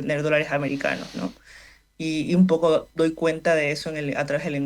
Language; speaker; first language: Spanish; native; Spanish